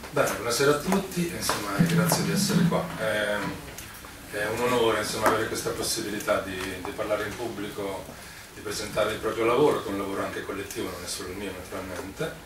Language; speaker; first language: Italian; native; Italian